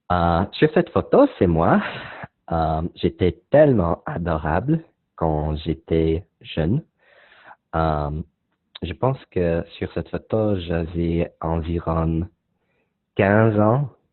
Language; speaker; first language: French; non-native, learner; English